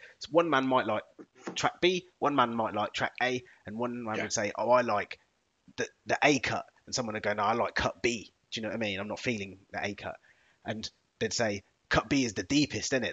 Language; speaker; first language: English; native; English